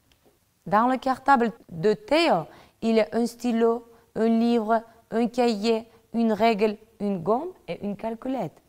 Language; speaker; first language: French; non-native, fluent; Uzbek